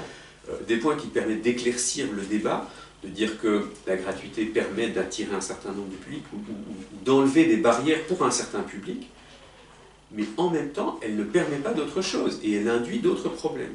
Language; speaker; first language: French; native; French